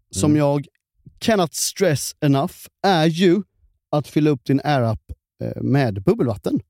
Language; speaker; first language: Swedish; native; Swedish